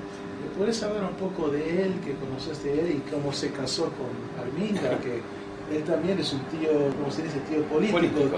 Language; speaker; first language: Spanish; non-native, fluent; English